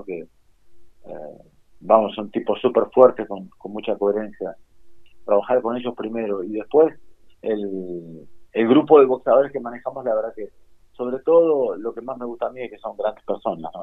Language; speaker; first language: Spanish; native; Spanish